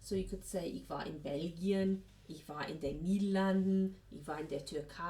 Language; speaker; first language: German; non-native, fluent; English